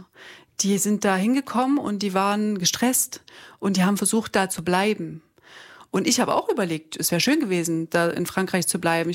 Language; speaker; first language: German; native; German